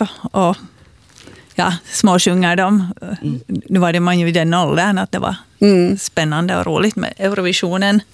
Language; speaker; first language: Swedish; native; Swedish